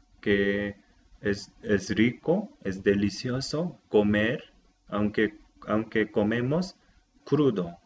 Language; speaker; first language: Spanish; non-native, fluent; Japanese